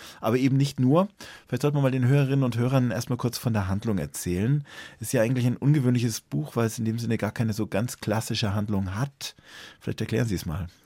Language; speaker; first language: German; native; German